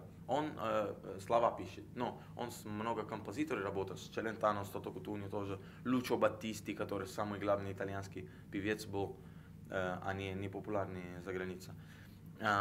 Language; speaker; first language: Russian; non-native, learner; Italian